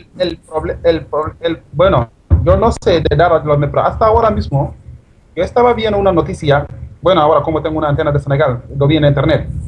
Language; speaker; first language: Spanish; non-native, learner; Wolof